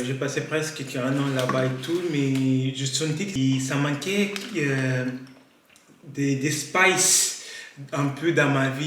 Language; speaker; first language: French; non-native, learner; Kabuverdianu